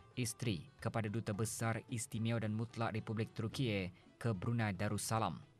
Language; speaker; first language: Malay; native; Malay